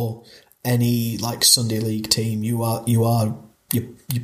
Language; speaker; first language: English; native; English